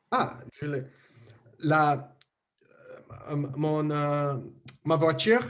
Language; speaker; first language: French; non-native, learner; English